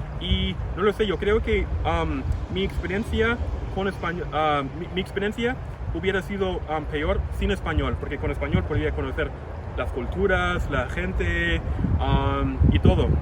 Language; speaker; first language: Spanish; non-native, fluent; English